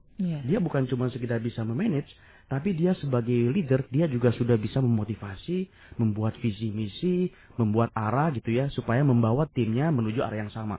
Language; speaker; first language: Indonesian; native; Indonesian